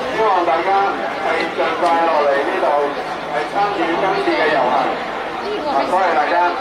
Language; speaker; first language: Chinese; native; Chinese